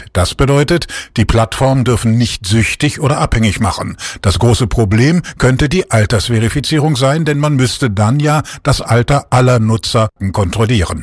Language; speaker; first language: German; native; German